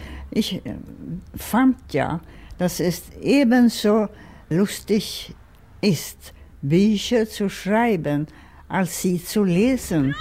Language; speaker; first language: German; non-native, fluent; Swedish